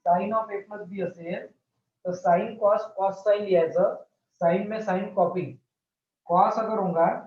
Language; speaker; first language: Hindi; non-native, local second language; Marathi